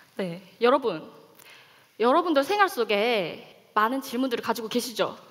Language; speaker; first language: Korean; native; Korean